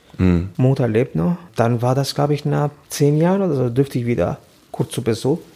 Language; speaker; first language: German; non-native, fluent; Albanian